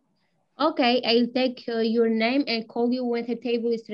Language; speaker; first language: English; non-native, learner; Italian